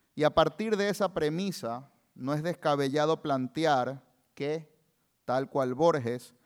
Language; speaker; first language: Spanish; native; Spanish